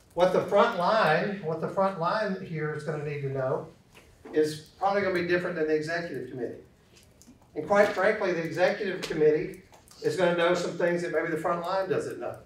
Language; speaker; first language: English; native; English